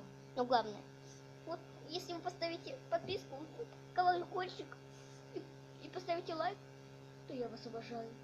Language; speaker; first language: Russian; native; Russian